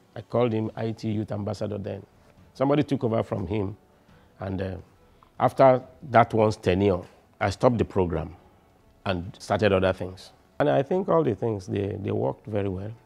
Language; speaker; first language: English; non-native, local second language; Yoruba